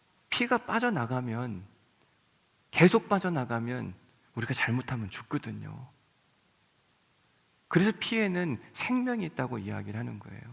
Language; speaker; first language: Korean; native; Korean